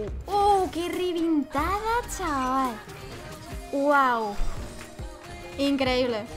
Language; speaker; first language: Spanish; native; Spanish